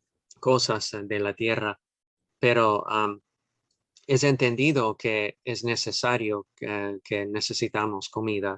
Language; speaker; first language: Spanish; non-native, fluent; English